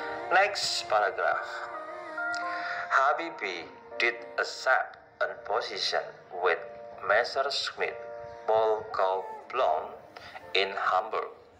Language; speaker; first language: English; non-native, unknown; Indonesian